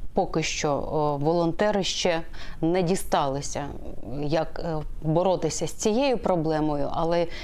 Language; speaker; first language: Ukrainian; native; Ukrainian